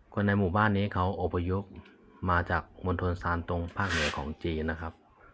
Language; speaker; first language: Thai; native; Thai